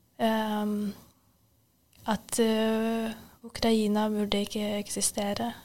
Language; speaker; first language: Norwegian; non-native, fluent; Ukrainian